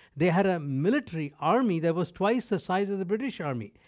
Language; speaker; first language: English; non-native, local second language; Tamil